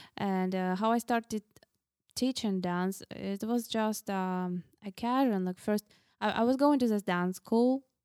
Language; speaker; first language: English; non-native, fluent; Russian